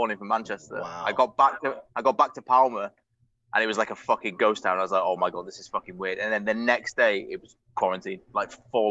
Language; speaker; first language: English; native; English